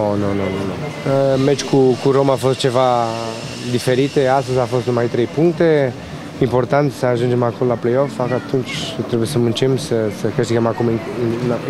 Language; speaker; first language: Romanian; non-native, learner; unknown